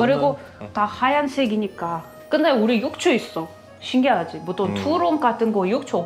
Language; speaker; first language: Korean; non-native, learner; Russian